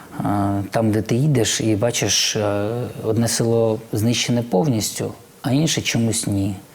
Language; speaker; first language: Ukrainian; non-native, local second language; Russian